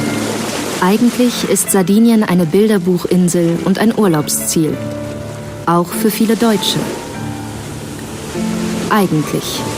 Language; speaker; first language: German; native; German